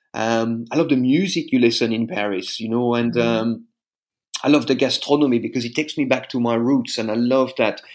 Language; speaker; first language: English; non-native, fluent; French